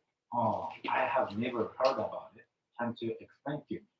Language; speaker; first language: English; non-native, fluent; Japanese